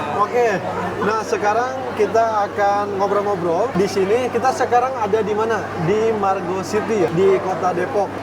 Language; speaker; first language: Indonesian; native; Indonesian